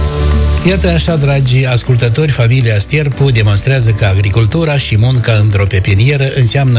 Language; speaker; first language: Romanian; native; Romanian